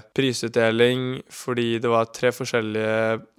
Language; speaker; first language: Norwegian; native; Norwegian